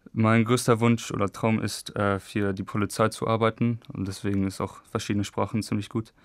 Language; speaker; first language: German; early bilingual, other home language; English